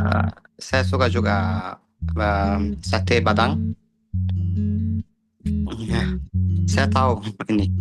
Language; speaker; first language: Indonesian; non-native, learner; Arabic